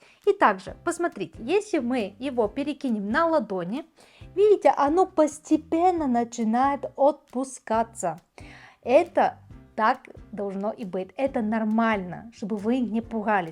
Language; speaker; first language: Russian; non-native, fluent; Bulgarian